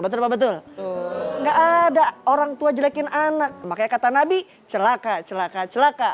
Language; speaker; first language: Indonesian; native; Indonesian